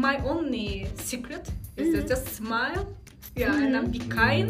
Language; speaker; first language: English; non-native, fluent; Turkish